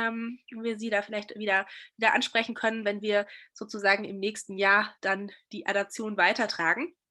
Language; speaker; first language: German; native; German